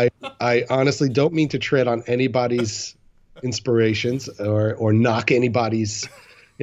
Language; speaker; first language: English; native; English